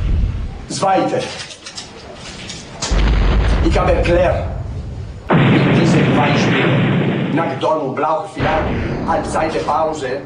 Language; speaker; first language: German; non-native, learner; Italian